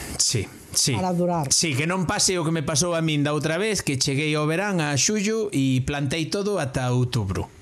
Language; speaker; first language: Galician; non-native, local second language; Spanish